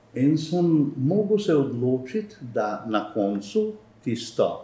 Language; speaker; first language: Slovenian; non-native, fluent; Albanian